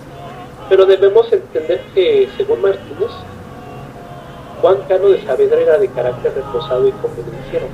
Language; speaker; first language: Spanish; native; Spanish